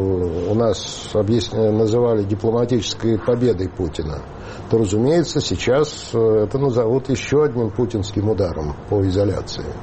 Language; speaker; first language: Russian; native; Russian